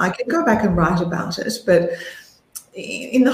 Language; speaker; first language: English; native; English